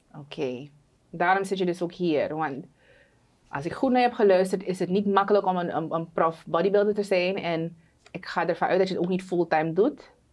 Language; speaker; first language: Dutch; native; Dutch